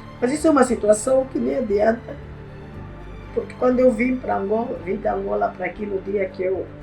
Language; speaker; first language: Portuguese; native; Portuguese